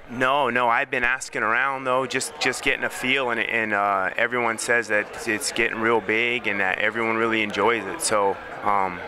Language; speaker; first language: English; native; English